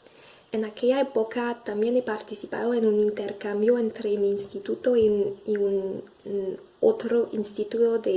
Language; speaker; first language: Spanish; non-native, fluent; French